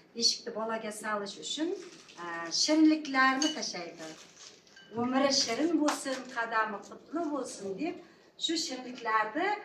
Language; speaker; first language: Uzbek; non-native, local second language; Kazakh